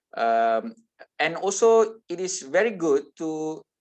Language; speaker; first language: English; non-native, local second language; Malay